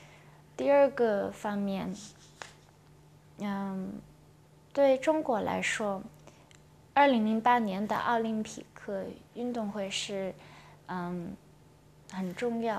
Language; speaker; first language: Chinese; non-native, local second language; Cantonese